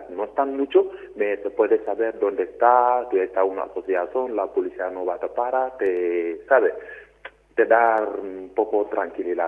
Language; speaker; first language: Spanish; non-native, learner; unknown